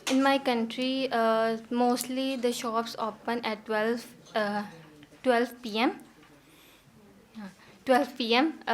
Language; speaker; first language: English; non-native, learner; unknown